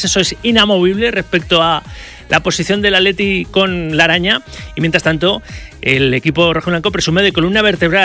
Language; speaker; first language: Spanish; native; Spanish